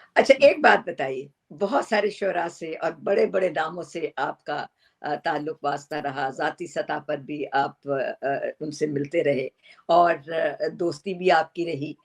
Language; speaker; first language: Urdu; native; Urdu